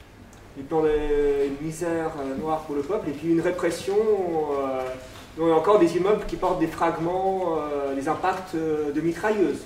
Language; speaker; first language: French; native; French